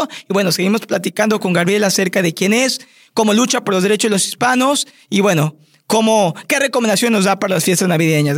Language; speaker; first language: Spanish; native; Spanish